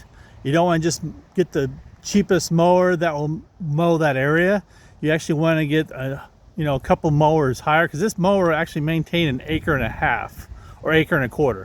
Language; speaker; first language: English; native; English